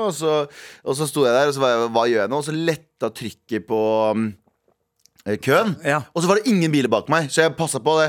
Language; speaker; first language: Norwegian; native; Norwegian